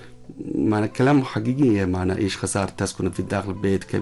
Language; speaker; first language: Arabic; non-native, learner; Chinese